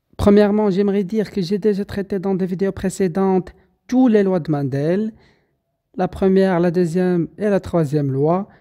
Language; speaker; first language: French; non-native, local second language; Arabic